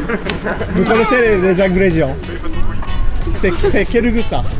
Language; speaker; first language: French; non-native, learner; Japanese